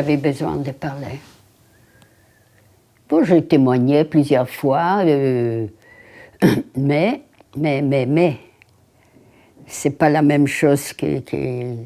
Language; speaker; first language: French; non-native, fluent; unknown